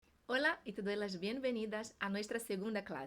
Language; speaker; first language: Spanish; non-native, fluent; Portuguese